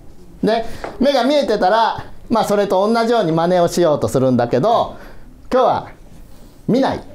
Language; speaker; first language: Japanese; native; Japanese